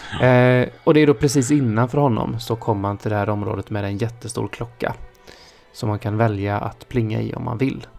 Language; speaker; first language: Swedish; native; Swedish